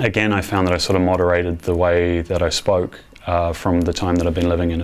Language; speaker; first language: English; native; English